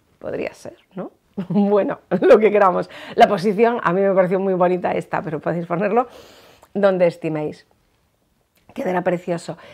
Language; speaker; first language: Spanish; native; Spanish